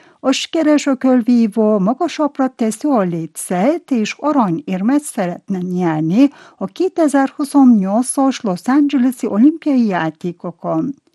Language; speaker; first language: Hungarian; non-native, fluent; Turkish